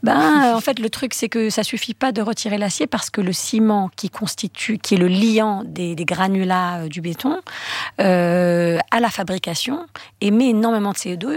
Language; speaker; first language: French; native; French